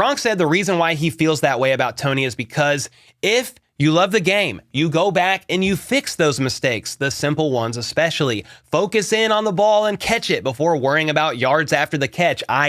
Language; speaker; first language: English; native; English